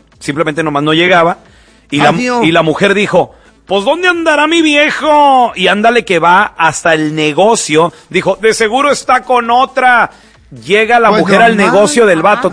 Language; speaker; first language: Spanish; native; Spanish